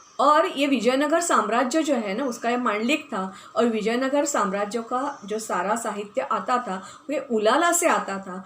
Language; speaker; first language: Hindi; non-native, local second language; Marathi